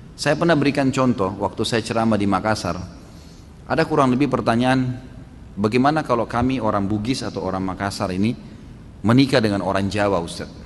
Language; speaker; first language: Indonesian; native; Indonesian